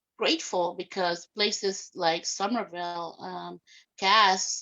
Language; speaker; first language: English; early bilingual, other home language; Spanish